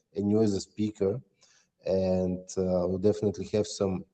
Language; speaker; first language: English; non-native, fluent; Bulgarian